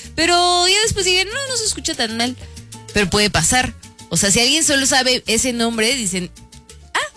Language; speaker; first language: Spanish; native; Spanish